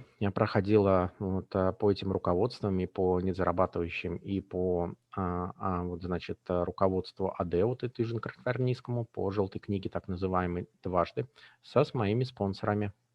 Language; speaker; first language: Russian; native; Russian